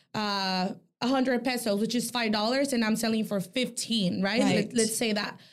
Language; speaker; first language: English; early bilingual, other home language; Spanish